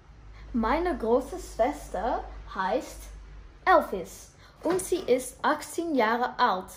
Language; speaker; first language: German; non-native, learner; Dutch